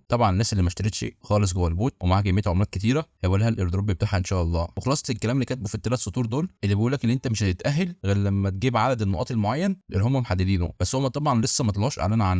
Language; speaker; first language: Arabic; native; Arabic